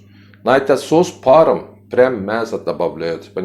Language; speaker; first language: Russian; non-native, learner; Turkish